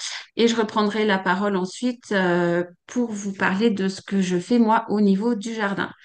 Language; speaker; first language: French; native; French